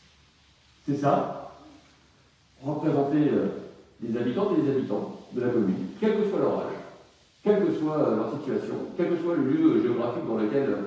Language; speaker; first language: French; native; French